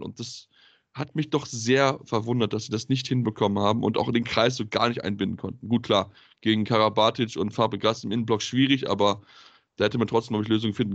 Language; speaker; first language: German; native; German